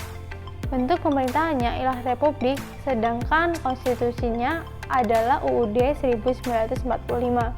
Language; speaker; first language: Indonesian; native; Indonesian